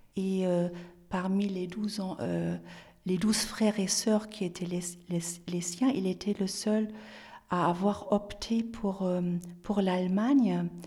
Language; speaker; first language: French; non-native, fluent; German